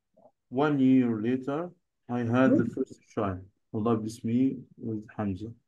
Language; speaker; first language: English; non-native, learner; Arabic